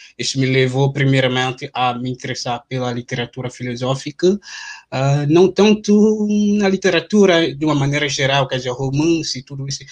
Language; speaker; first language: Portuguese; non-native, fluent; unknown